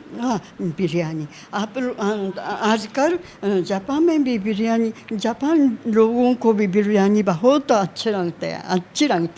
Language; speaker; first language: Hindi; non-native, learner; Japanese